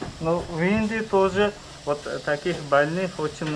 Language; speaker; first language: Russian; non-native, local second language; Uzbek